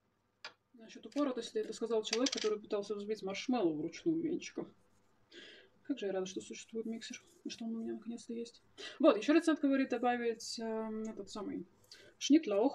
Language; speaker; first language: Russian; native; Russian